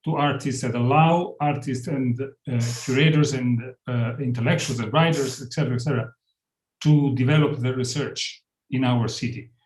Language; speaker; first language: English; non-native, fluent; Italian